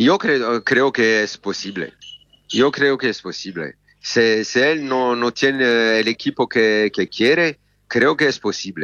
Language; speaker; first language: Spanish; non-native, learner; French